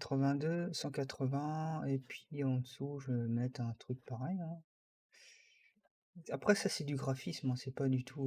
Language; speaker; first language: French; native; French